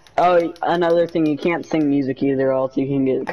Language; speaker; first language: English; native; English